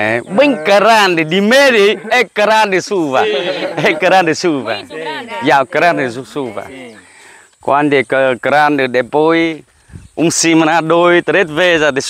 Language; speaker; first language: Portuguese; non-native, learner; Vietnamese